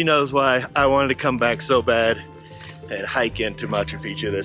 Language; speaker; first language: English; native; English